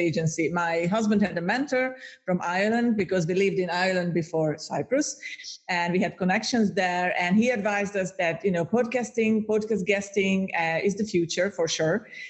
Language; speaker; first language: English; non-native, fluent; Hungarian